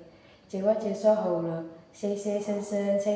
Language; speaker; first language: Chinese; non-native, learner; Indonesian